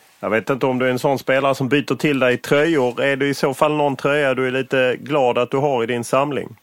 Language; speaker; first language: Swedish; native; Swedish